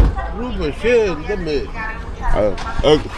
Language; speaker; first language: Russian; non-native, learner; Georgian